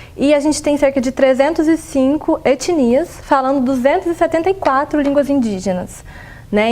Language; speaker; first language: Portuguese; native; Portuguese